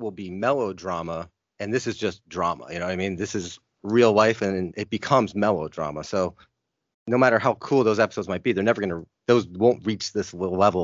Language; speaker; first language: English; native; English